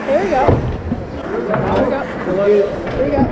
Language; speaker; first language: English; native; English